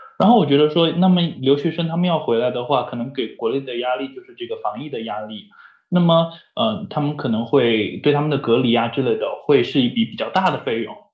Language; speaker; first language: Chinese; native; Chinese